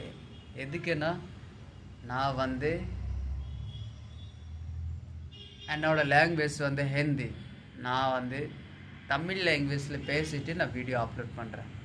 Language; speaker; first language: Tamil; non-native, learner; Hindi